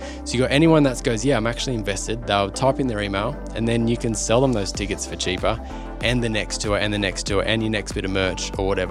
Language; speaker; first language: English; native; English